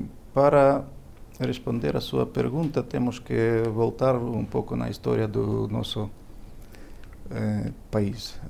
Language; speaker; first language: Portuguese; non-native, fluent; Ukrainian